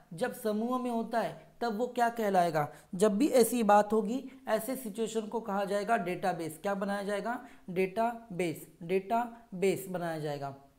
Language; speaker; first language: Hindi; non-native, local second language; Marathi